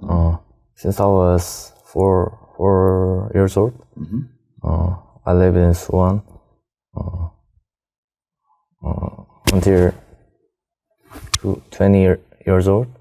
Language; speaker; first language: English; non-native, learner; Korean